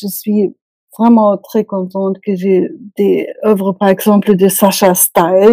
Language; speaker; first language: French; non-native, fluent; German